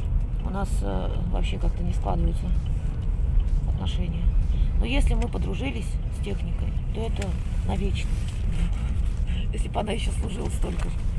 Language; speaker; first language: Russian; native; Russian